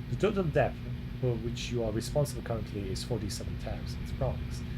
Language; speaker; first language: English; non-native, fluent; Slovak